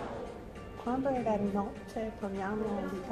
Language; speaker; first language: Italian; non-native, fluent; Albanian